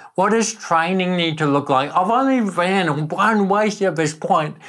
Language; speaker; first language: English; native; English